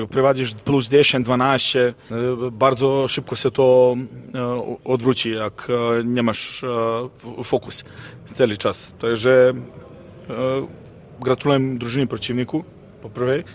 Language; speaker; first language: Polish; non-native, learner; Serbian